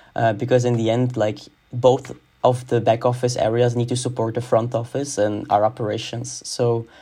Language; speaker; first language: English; non-native, fluent; Dutch